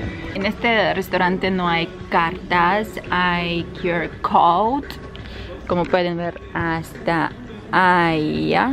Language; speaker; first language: Spanish; non-native, fluent; Russian